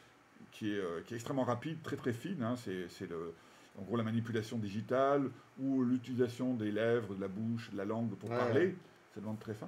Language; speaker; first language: French; native; French